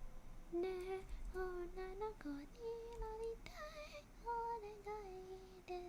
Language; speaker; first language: Japanese; non-native, learner; English